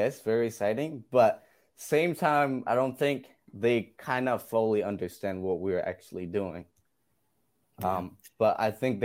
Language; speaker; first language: English; non-native, fluent; Burmese